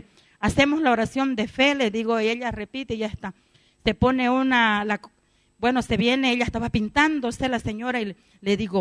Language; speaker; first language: Spanish; native; Spanish